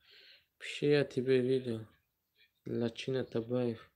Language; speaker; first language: Russian; non-native, learner; Tajik